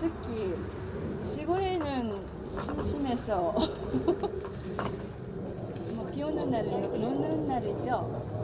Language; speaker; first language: Korean; non-native, fluent; Japanese